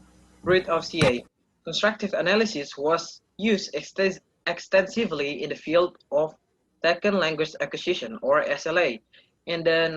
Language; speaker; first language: English; non-native, learner; Indonesian